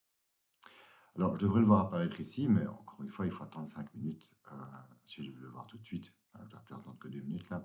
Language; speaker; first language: French; native; French